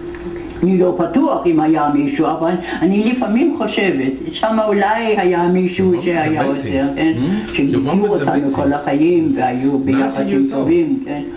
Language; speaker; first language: Hebrew; non-native, fluent; German